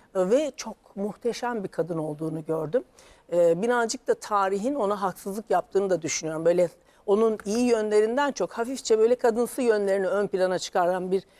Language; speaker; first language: Turkish; native; Turkish